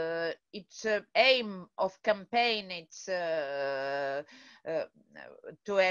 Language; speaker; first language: English; non-native, learner; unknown